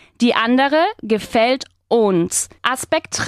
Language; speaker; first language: German; non-native, fluent; Spanish